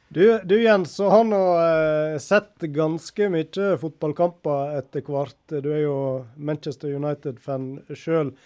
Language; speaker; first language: Norwegian; native; Norwegian